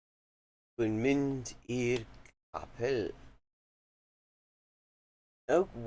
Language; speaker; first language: Welsh; non-native, learner; English